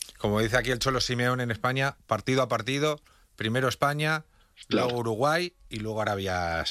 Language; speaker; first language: Spanish; native; Spanish